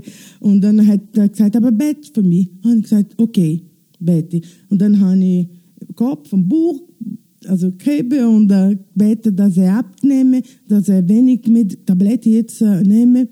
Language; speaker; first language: German; non-native, learner; Italian